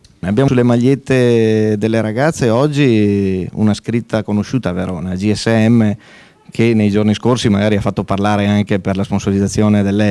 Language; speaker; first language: Italian; native; Italian